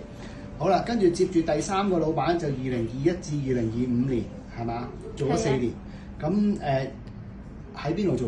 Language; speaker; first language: Cantonese; native; Cantonese